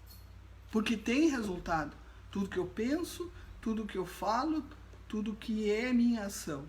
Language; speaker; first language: Portuguese; native; Portuguese